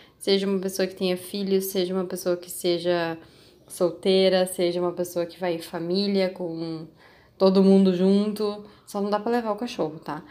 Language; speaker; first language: Portuguese; native; Portuguese